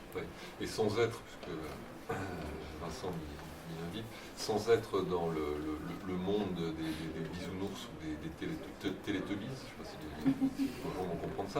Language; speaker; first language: French; native; French